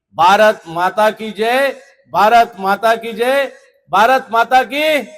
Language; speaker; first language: Hindi; non-native, local second language; Marathi